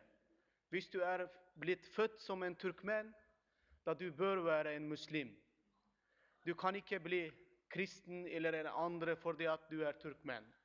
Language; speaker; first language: Swedish; non-native, learner; Turkmen